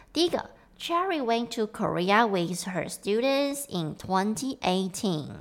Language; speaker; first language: English; non-native, fluent; Chinese